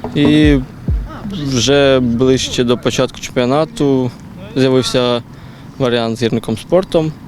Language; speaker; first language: Ukrainian; native; Ukrainian